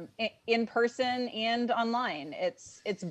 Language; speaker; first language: English; native; English